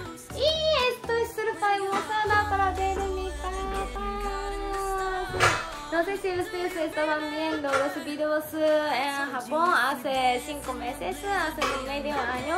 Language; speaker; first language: Spanish; non-native, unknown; Japanese